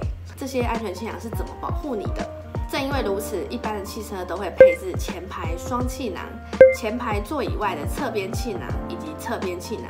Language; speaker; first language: Chinese; native; Chinese